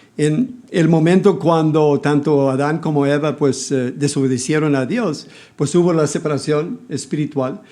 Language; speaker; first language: Spanish; non-native, fluent; English